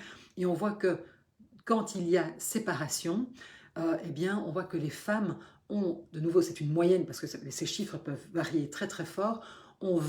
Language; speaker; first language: French; native; French